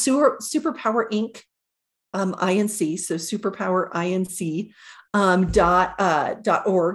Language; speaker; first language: English; native; English